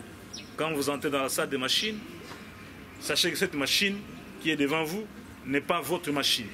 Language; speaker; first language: French; non-native, local second language; Kongo